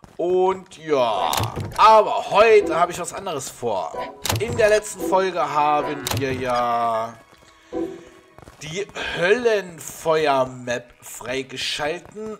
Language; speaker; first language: German; native; German